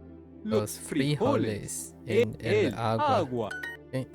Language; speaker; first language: Spanish; non-native, learner; English